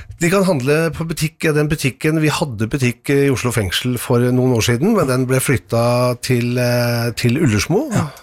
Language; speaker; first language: Norwegian; native; Norwegian